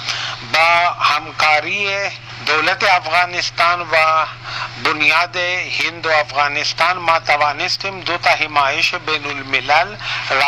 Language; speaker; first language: Persian; non-native, fluent; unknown